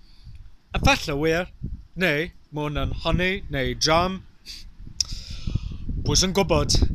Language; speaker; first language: Welsh; non-native, local second language; English